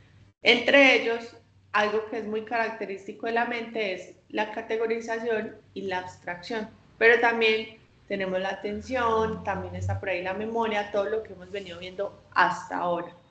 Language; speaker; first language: Spanish; native; Spanish